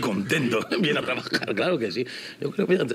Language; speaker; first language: Spanish; native; Spanish